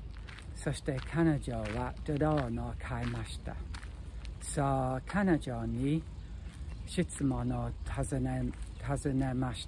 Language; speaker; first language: Japanese; non-native, learner; English